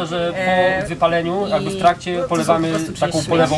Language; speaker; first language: Polish; native; Polish